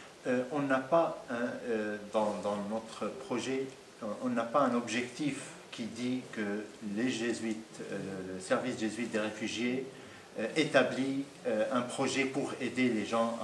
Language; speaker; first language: French; non-native, fluent; Arabic